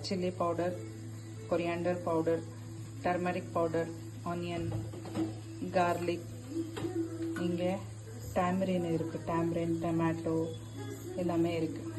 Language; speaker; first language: Tamil; non-native, local second language; Urdu